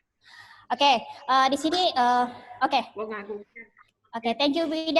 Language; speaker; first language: English; non-native, learner; Indonesian